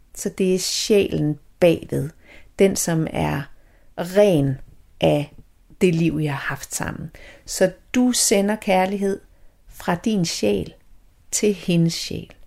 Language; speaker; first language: Danish; native; Danish